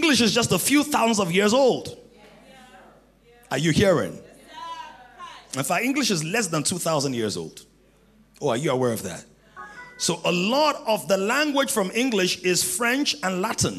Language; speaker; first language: English; non-native, local second language; Yoruba